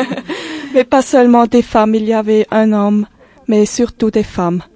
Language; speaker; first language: French; non-native, local second language; German